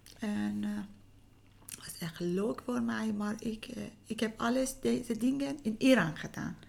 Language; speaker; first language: Dutch; non-native, learner; Persian